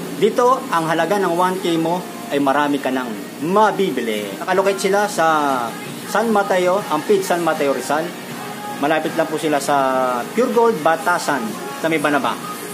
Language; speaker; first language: Filipino; native; Filipino